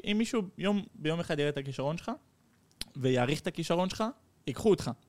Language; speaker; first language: Hebrew; early bilingual, heritage; Hebrew